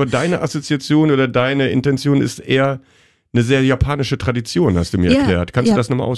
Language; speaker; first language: German; native; German